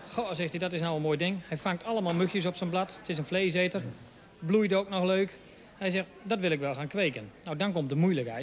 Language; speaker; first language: Dutch; native; Dutch